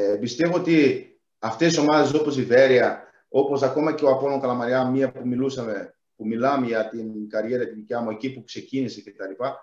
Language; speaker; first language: Greek; non-native, fluent; Portuguese